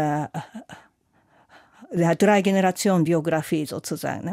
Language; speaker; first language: German; non-native, fluent; Japanese